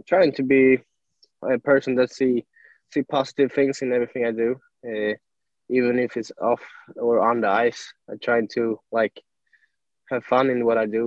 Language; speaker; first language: English; non-native, fluent; Swedish